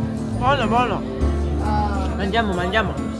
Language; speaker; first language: Italian; non-native, learner; Japanese